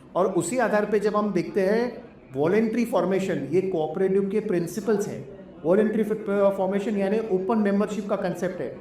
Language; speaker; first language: Hindi; non-native, local second language; Marathi